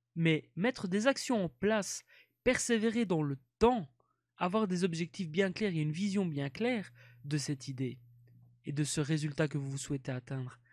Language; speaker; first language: French; native; French